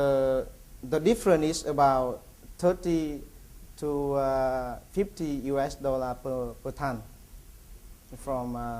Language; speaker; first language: English; non-native, learner; Vietnamese